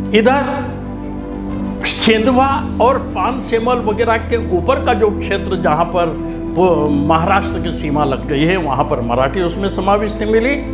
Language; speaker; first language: Hindi; native; Hindi